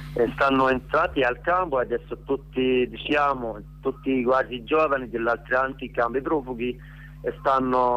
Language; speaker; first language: Italian; non-native, learner; Arabic